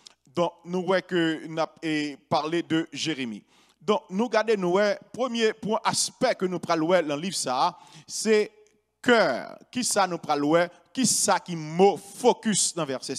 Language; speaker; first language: French; non-native, local second language; Haitian Creole